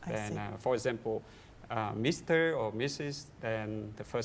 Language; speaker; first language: English; non-native, learner; Vietnamese